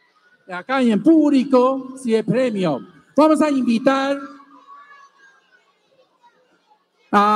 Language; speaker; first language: Spanish; non-native, fluent; Chinese